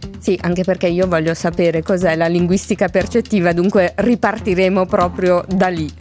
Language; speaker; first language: Italian; native; Italian